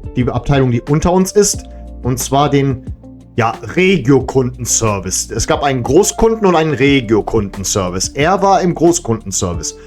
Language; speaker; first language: German; early bilingual, other home language; Serbian